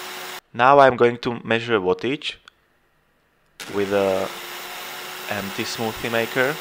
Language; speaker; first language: English; non-native, fluent; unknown